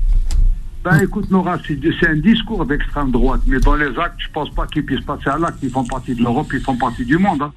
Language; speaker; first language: French; non-native, local second language; Arabic